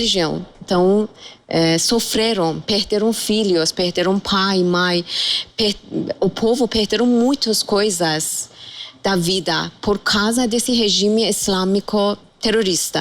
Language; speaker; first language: Portuguese; non-native, fluent; Persian